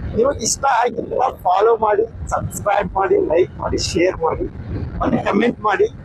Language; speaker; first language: Kannada; non-native, local second language; Lambadi